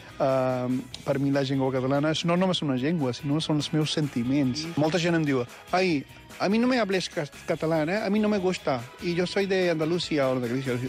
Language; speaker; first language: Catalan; non-native, fluent; Punjabi